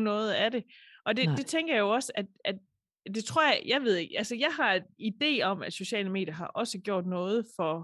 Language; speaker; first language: Danish; native; Danish